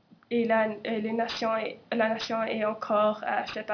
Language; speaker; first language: French; non-native, local second language; English